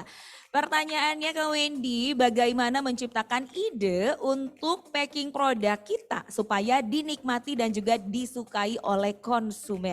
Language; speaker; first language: Indonesian; native; Indonesian